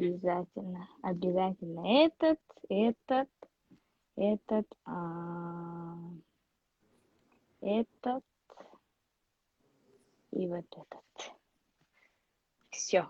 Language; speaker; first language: Russian; non-native, local second language; Yakut